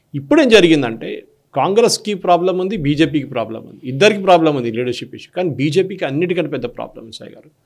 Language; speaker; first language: Telugu; non-native, local second language; Malayalam